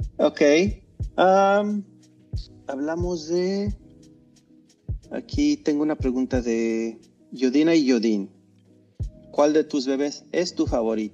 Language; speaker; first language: Spanish; non-native, fluent; English